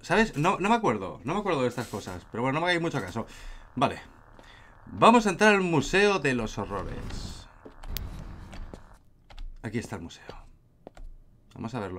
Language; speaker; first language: Spanish; native; Spanish